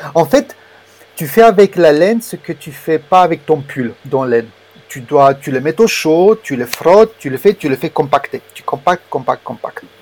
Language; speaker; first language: French; non-native, fluent; Romanian